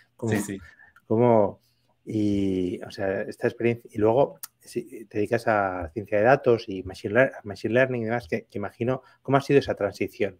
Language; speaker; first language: Spanish; native; Spanish